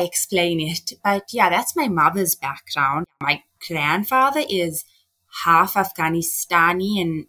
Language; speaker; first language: English; native; English